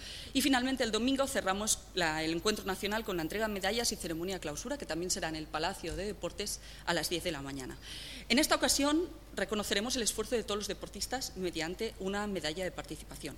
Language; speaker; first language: Spanish; native; Spanish